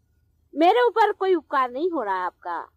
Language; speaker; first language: Hindi; non-native, local second language; Marathi